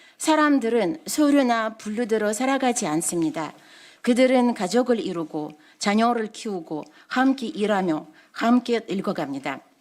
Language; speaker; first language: Korean; non-native, fluent; Russian